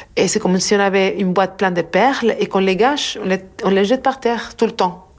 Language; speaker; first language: French; non-native, fluent; Spanish